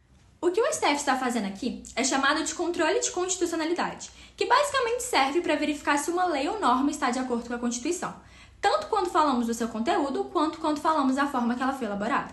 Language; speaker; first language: Portuguese; native; Portuguese